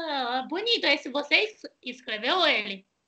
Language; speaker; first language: Portuguese; non-native, fluent; Chinese